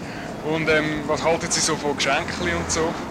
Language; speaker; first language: German; native; German